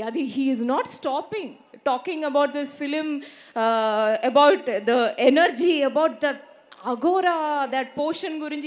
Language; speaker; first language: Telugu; non-native, learner; Malayalam